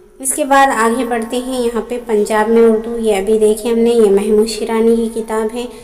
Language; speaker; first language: Urdu; native; Urdu